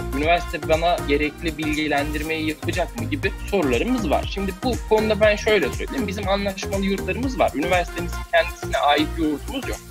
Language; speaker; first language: Turkish; native; Turkish